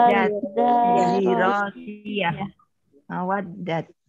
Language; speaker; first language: Arabic; non-native, learner; Indonesian